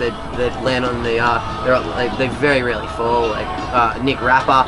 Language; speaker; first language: English; native; English